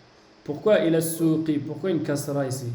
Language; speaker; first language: French; native; French